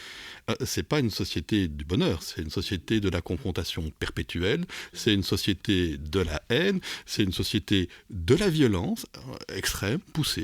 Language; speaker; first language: French; native; French